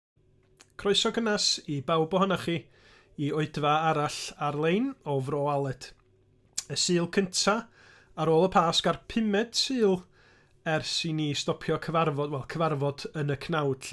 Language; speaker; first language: Welsh; native; Welsh